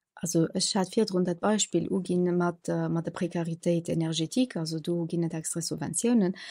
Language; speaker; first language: Luxembourgish; early bilingual, other home language; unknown